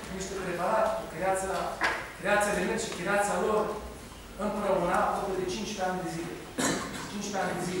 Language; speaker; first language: Romanian; non-native, learner; Hebrew